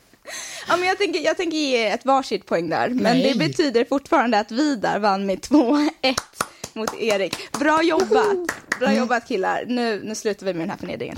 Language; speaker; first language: Swedish; native; Swedish